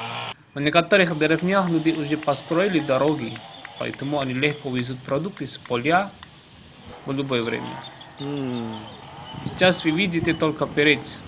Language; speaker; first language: Russian; non-native, fluent; Javanese